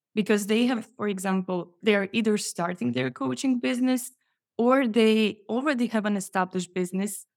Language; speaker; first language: English; non-native, fluent; Croatian